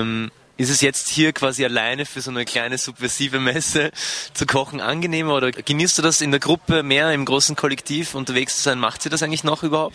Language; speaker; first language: German; native; German